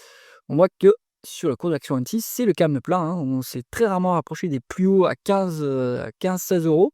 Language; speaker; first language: French; native; French